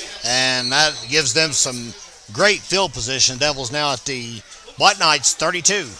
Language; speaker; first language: English; native; English